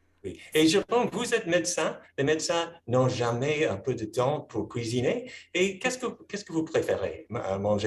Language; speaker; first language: French; non-native, fluent; English